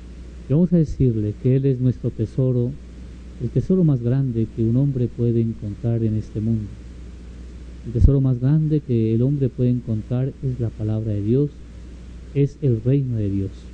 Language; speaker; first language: Spanish; native; Spanish